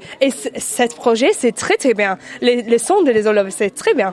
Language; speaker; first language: French; non-native, learner; English